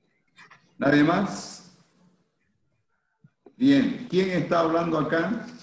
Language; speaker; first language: Spanish; native; Spanish